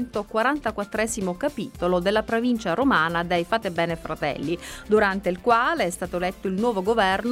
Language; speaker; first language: Italian; native; Italian